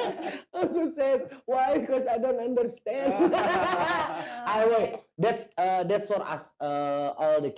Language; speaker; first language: English; non-native, learner; Indonesian